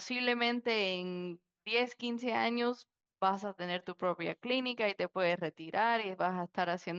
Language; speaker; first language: Spanish; early bilingual, heritage; Spanish